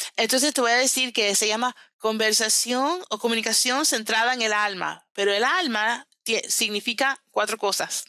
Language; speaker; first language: Spanish; early bilingual, heritage; Spanish